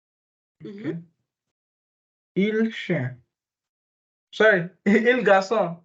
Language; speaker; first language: French; non-native, learner; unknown